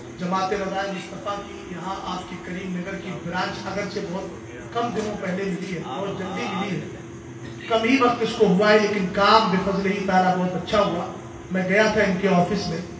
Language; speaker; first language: Urdu; native; Urdu